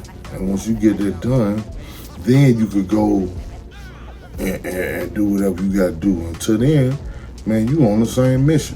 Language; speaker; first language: English; native; English